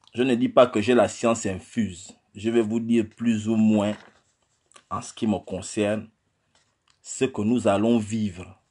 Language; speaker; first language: French; non-native, local second language; Fang